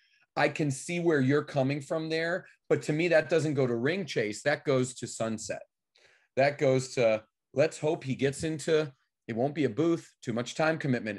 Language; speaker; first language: English; native; English